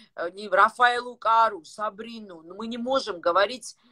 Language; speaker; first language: Russian; non-native, fluent; Georgian